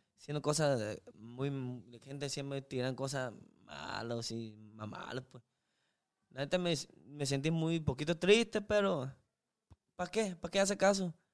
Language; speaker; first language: Spanish; non-native, learner; Chinese